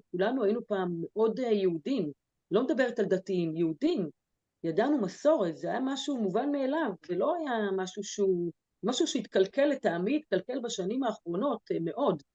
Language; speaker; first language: Hebrew; native; Hebrew